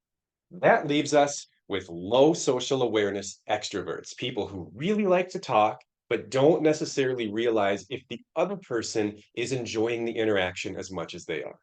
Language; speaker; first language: English; native; English